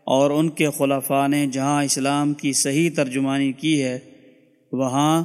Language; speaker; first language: Urdu; native; Urdu